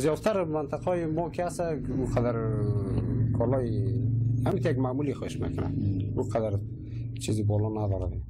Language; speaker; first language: Persian; native; Persian